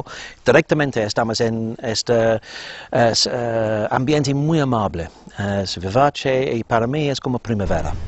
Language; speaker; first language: Spanish; non-native, fluent; English